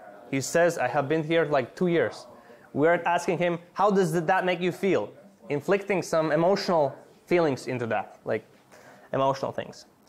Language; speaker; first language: English; non-native, fluent; Latvian